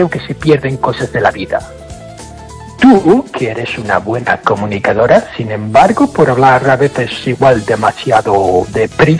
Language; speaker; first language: Spanish; non-native, fluent; English